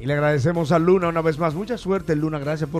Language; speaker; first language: Spanish; native; Spanish